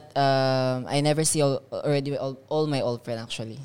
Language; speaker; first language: English; non-native, local second language; Filipino